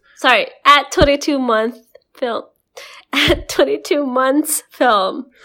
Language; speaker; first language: English; non-native, fluent; Indonesian